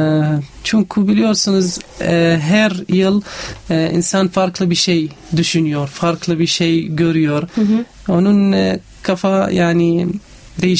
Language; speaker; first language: Turkish; non-native, fluent; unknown